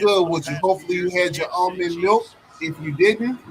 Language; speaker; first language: English; native; English